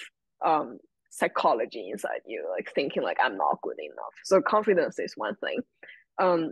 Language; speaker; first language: English; non-native, fluent; Chinese